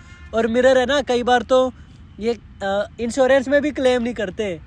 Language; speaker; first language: Hindi; native; Hindi